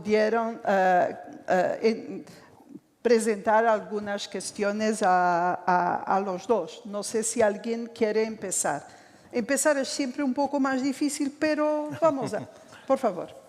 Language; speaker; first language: Spanish; non-native, fluent; Portuguese